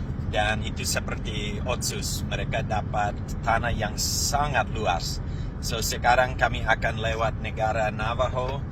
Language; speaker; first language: Indonesian; non-native, fluent; English